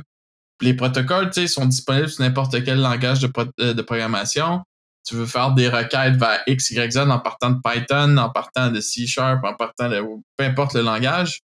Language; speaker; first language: French; native; French